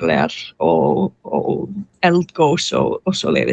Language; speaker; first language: Icelandic; non-native, learner; English